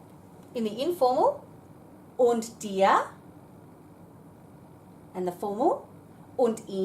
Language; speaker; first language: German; non-native, fluent; English